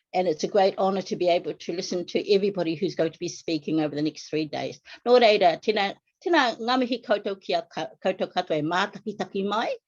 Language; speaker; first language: English; non-native, local second language; Māori